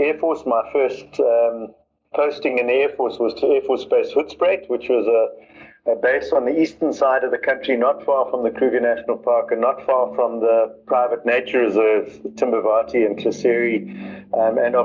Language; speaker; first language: English; native; English